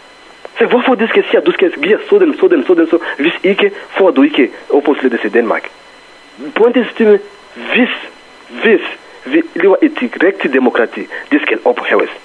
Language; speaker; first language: Danish; non-native, fluent; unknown